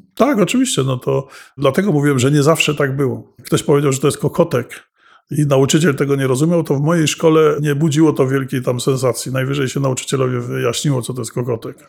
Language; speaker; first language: Polish; non-native, local second language; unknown